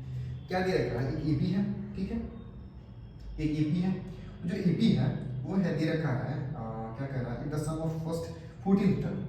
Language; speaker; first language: Hindi; native; Hindi